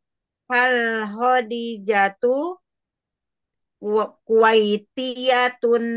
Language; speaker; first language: Arabic; non-native, learner; Indonesian